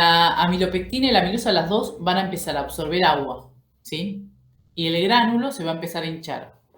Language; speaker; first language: Spanish; native; Spanish